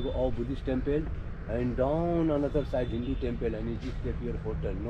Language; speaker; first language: English; non-native, learner; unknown